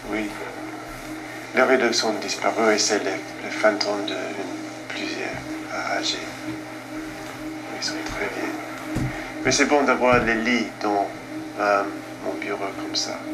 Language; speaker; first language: French; non-native, fluent; English